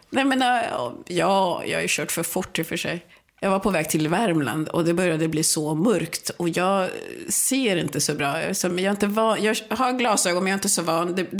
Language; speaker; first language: Swedish; early bilingual, other home language; Swahili